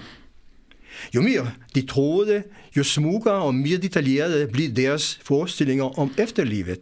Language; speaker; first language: Danish; non-native, fluent; Hebrew